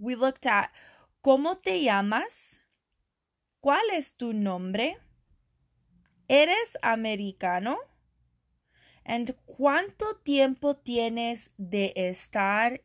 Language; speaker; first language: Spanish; non-native, fluent; English